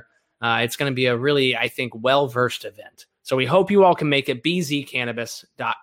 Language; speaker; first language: English; native; English